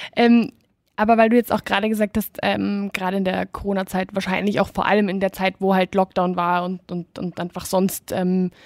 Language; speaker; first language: German; non-native, fluent; Spanish